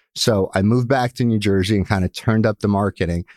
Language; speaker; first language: English; early bilingual, other home language; Russian